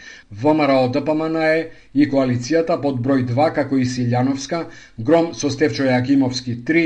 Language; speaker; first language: Macedonian; native; Macedonian